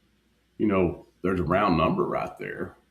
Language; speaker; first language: English; native; English